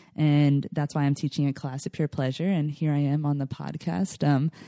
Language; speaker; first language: English; native; English